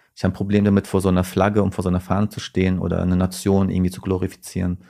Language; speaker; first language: German; early bilingual, other home language; Turkish